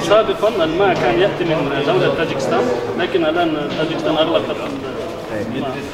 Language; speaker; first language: Arabic; non-native, fluent; Kyrgyz